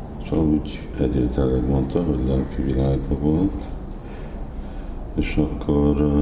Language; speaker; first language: Hungarian; non-native, fluent; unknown